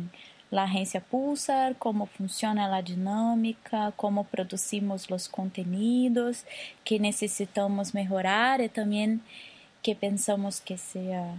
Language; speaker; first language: Spanish; non-native, local second language; Portuguese